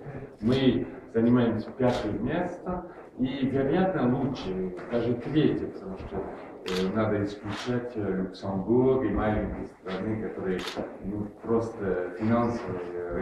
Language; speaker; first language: Russian; non-native, fluent; French